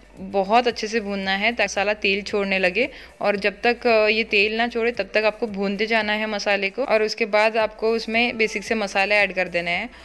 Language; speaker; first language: Hindi; non-native, local second language; Marathi